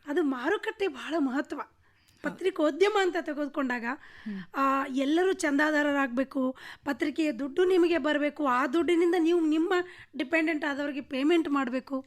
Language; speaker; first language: Kannada; native; Kannada